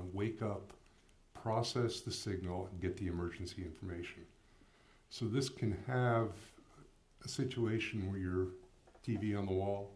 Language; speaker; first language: English; native; English